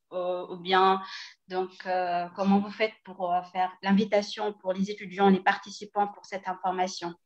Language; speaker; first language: French; non-native, local second language; Arabic